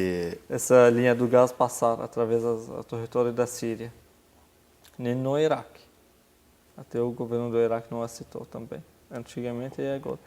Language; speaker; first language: Portuguese; non-native, fluent; Arabic